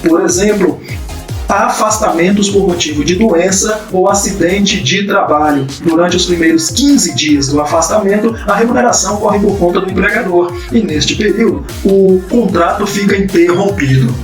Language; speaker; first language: Portuguese; native; Portuguese